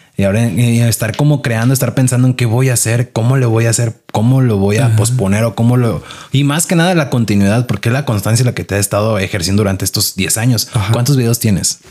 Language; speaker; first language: Spanish; native; Spanish